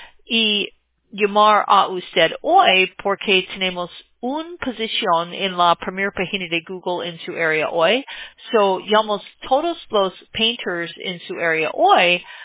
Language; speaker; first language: Spanish; non-native, learner; English